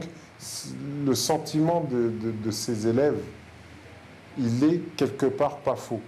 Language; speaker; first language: French; native; French